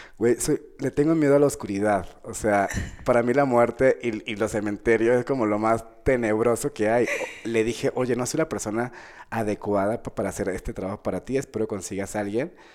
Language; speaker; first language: Spanish; native; Spanish